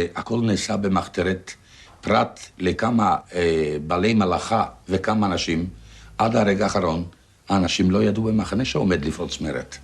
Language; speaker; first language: Hebrew; non-native, fluent; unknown